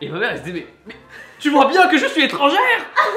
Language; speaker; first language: French; native; French